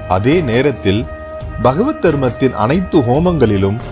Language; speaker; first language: Tamil; native; Tamil